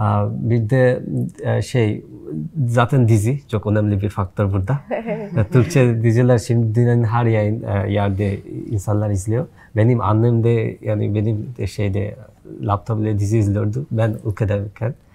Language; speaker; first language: Turkish; non-native, fluent; Bangla